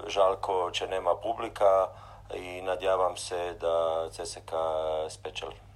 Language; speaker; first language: Bulgarian; non-native, learner; Croatian